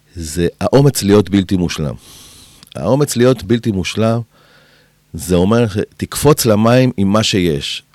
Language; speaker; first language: Hebrew; early bilingual, other home language; Spanish